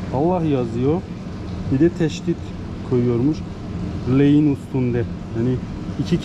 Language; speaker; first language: Turkish; non-native, learner; Persian